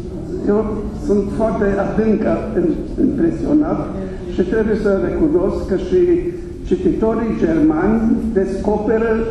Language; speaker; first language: Romanian; non-native, fluent; German